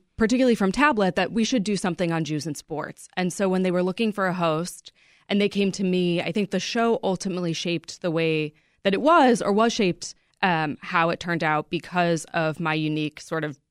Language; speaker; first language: English; native; English